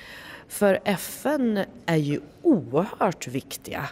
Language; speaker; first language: Swedish; native; Swedish